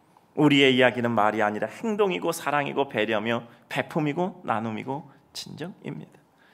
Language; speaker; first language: Korean; native; Korean